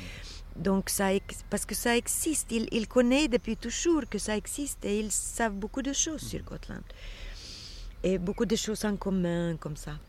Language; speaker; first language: French; non-native, fluent; Swedish